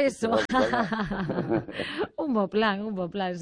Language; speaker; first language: Spanish; non-native, local second language; Galician